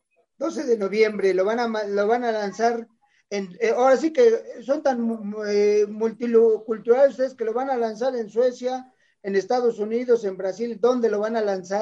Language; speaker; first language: Spanish; native; Spanish